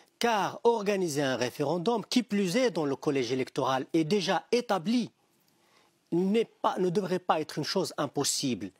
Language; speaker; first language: French; non-native, local second language; Arabic